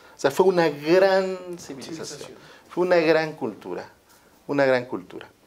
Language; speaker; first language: Spanish; non-native, local second language; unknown